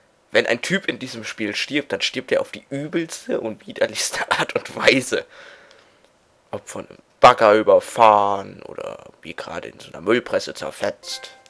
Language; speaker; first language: German; native; German